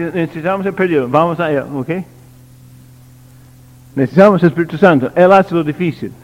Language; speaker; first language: Spanish; non-native, learner; English